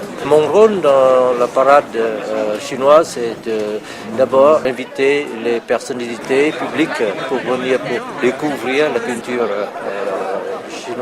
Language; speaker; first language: French; non-native, fluent; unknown